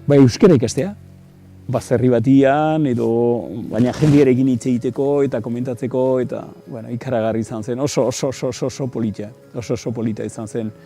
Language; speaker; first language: Basque; non-native, local second language; Spanish